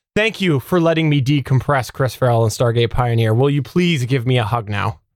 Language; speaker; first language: English; native; English